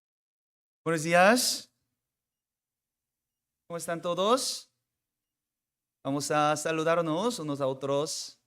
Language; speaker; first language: Spanish; non-native, fluent; Korean